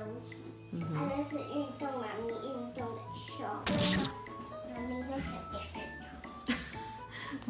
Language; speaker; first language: Chinese; early bilingual, heritage; Chinese